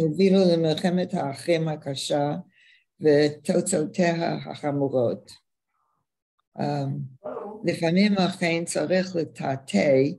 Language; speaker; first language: Hebrew; non-native, learner; English